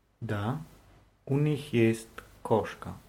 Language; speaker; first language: Russian; non-native, learner; German